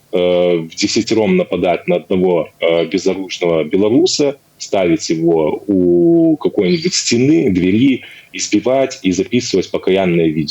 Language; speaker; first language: Russian; native; Russian